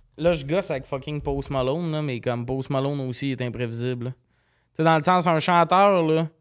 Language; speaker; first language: French; native; French